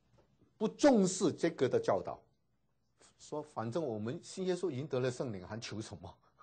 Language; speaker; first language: Chinese; native; Chinese